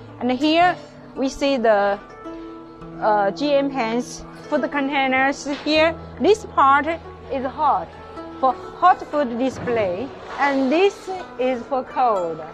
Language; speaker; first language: English; non-native, learner; Chinese